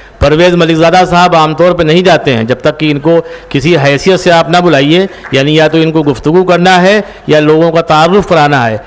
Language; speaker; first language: Urdu; native; Urdu